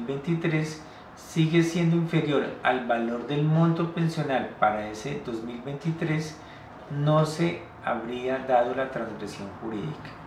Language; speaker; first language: Spanish; native; Spanish